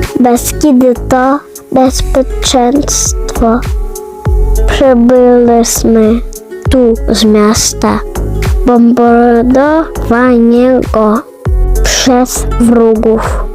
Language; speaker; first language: Polish; early bilingual, other home language; Ukrainian